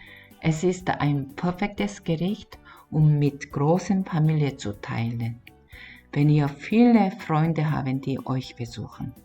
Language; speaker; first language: German; non-native, learner; Korean